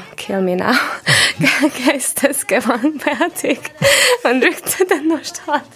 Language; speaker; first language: German; non-native, learner; Icelandic